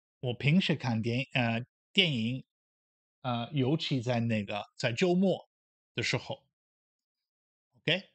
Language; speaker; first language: Chinese; non-native, fluent; Dutch